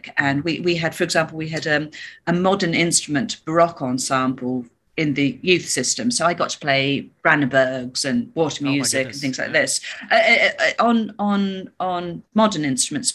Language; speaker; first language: English; native; English